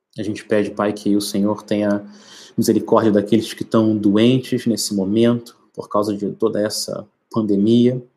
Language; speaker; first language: Portuguese; native; Portuguese